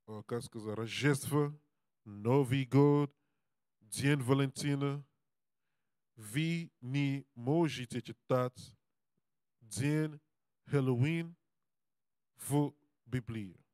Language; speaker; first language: Russian; non-native, learner; English